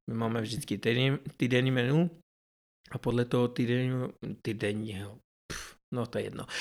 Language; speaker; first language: Czech; early bilingual, other home language; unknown